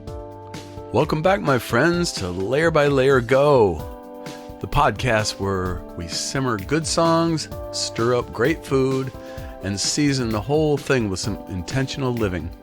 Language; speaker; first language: English; native; English